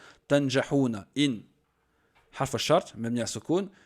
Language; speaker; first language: Arabic; non-native, fluent; French